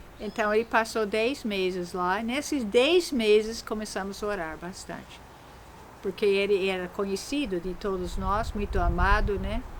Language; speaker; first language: Portuguese; non-native, fluent; English